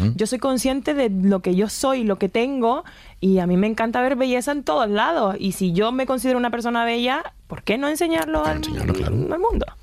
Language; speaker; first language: Spanish; native; Spanish